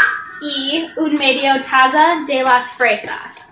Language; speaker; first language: Spanish; non-native, learner; English